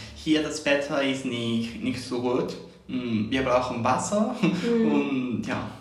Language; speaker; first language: German; non-native, learner; Spanish